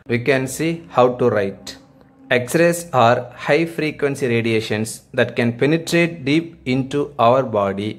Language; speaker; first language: English; non-native, local second language; Tamil